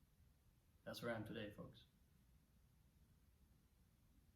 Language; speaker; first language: English; native; English